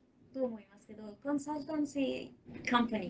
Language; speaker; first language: Japanese; non-native, learner; Arabic